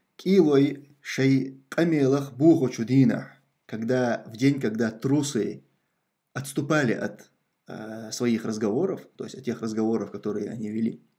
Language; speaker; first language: Russian; non-native, local second language; Chechen